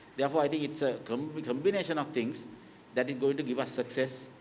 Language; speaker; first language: English; non-native, local second language; Sinhala